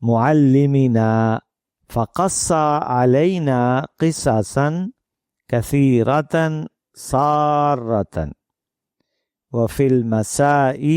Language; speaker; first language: Arabic; non-native, fluent; Urdu